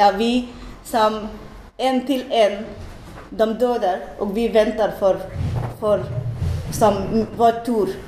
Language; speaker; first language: Swedish; non-native, learner; Bangla